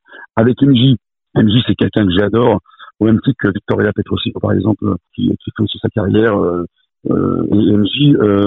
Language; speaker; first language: French; native; French